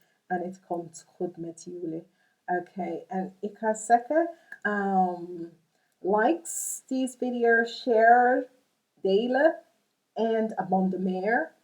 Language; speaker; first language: Dutch; non-native, fluent; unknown